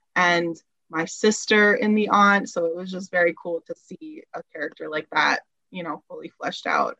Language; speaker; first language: English; early bilingual, other home language; Spanish